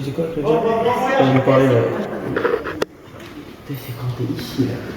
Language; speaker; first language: French; native; French